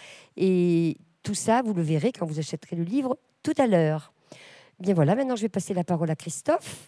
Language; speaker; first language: French; native; French